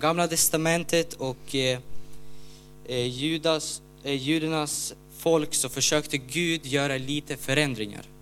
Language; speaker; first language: Swedish; non-native, learner; Ukrainian